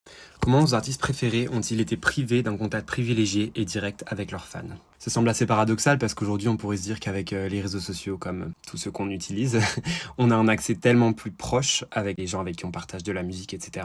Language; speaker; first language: French; native; French